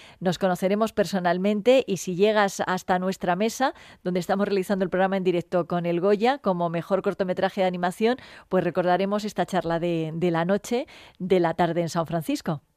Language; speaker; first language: Spanish; native; Spanish